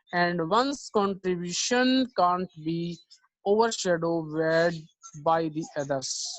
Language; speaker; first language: English; non-native, local second language; Hindi